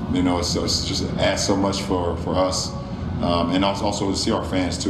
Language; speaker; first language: English; native; English